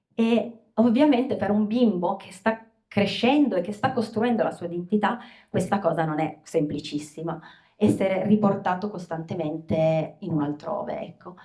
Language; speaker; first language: Italian; native; Italian